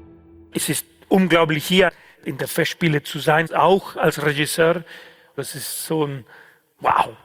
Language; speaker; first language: German; non-native, fluent; Spanish